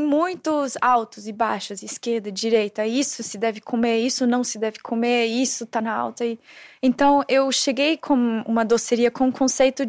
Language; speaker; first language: Portuguese; non-native, fluent; German